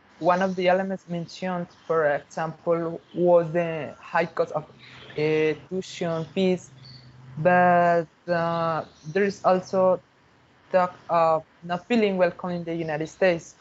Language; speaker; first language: English; non-native, learner; Spanish